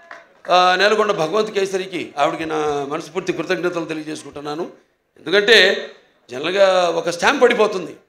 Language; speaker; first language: Telugu; native; Telugu